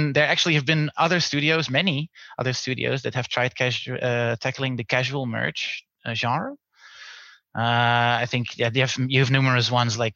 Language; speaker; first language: English; non-native, fluent; Dutch